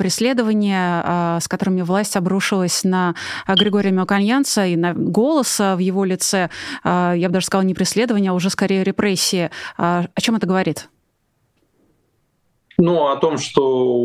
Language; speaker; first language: Russian; native; Russian